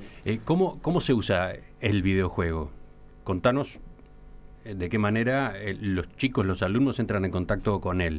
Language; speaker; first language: Spanish; native; Spanish